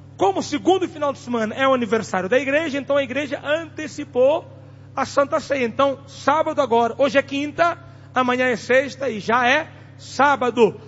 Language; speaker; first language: Portuguese; non-native, local second language; Tsonga